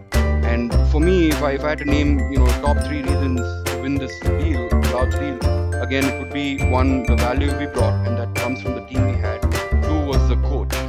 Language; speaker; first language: English; non-native, local second language; Tamil